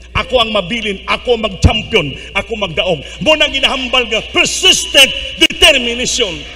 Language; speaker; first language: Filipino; non-native, local second language; Cebuano